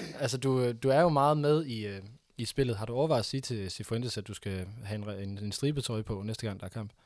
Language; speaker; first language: Danish; native; Danish